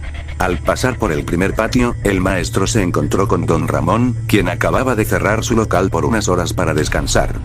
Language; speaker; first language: Spanish; native; Spanish